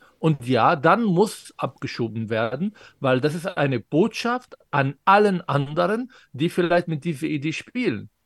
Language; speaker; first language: German; non-native, fluent; Arabic